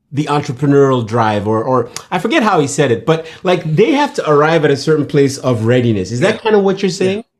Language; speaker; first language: English; non-native, local second language; Yoruba